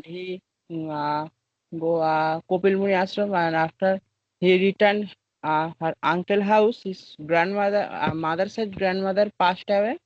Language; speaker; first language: English; non-native, learner; Bangla